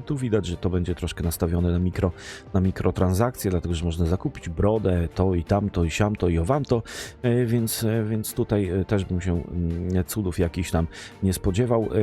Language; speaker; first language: Polish; native; Polish